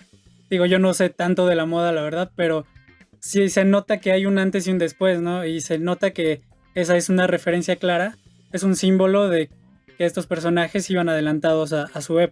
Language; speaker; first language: Spanish; native; Spanish